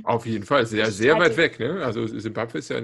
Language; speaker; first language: German; native; German